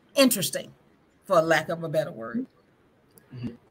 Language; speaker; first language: English; native; English